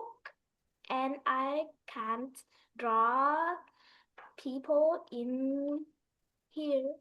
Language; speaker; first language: English; non-native, learner; Vietnamese